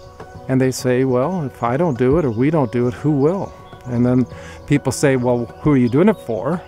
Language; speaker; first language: English; native; English